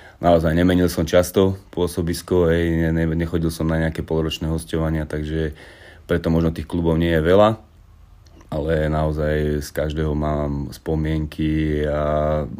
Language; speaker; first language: Slovak; native; Slovak